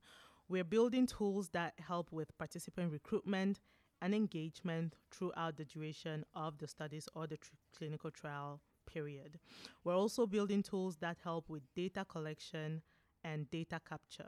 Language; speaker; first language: English; non-native, local second language; French